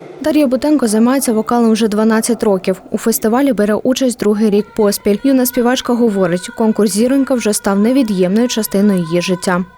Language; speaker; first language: Ukrainian; native; Ukrainian